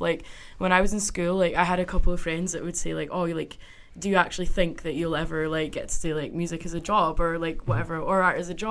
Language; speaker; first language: English; native; English